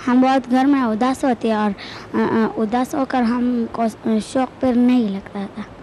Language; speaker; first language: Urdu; non-native, local second language; Pashto